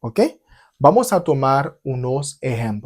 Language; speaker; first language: Spanish; non-native, fluent; Haitian Creole